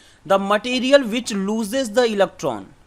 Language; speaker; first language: English; non-native, local second language; Hindi